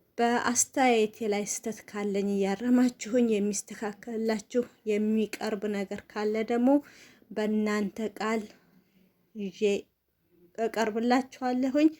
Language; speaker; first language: Amharic; native; Amharic